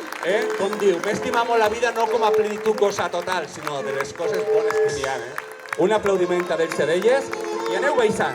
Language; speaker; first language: Catalan; native; Catalan